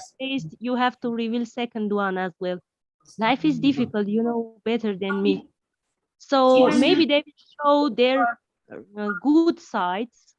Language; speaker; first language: English; non-native, learner; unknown